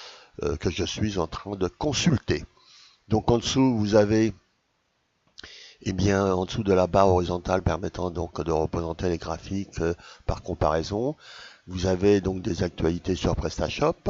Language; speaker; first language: French; native; French